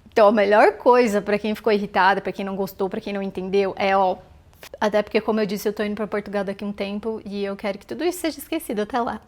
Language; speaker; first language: Portuguese; native; Portuguese